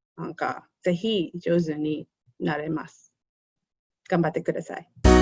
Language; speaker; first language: Japanese; non-native, fluent; Russian